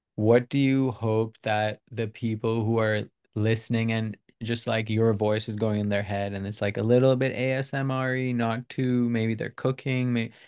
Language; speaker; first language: English; non-native, local second language; Urdu